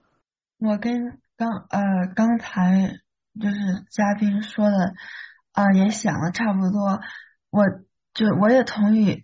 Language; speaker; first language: Chinese; early bilingual, heritage; Chinese